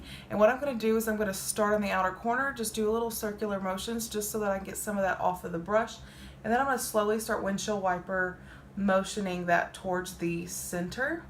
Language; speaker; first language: English; native; English